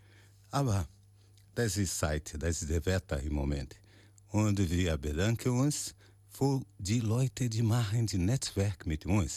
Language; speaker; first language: German; non-native, learner; Portuguese